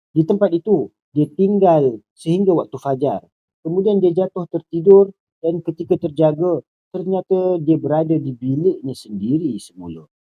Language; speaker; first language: Malay; native; Malay